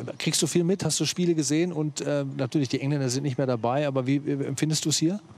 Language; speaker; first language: German; native; German